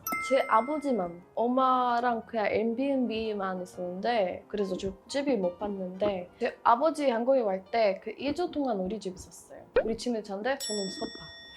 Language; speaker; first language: Korean; non-native, learner; English